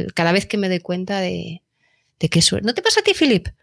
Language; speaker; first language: Spanish; native; Spanish